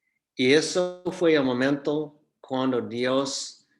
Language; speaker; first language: Spanish; non-native, fluent; English